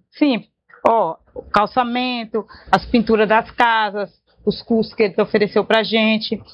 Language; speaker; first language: Portuguese; native; Portuguese